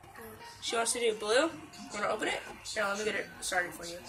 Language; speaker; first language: English; native; English